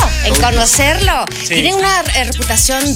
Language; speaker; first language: Spanish; native; Spanish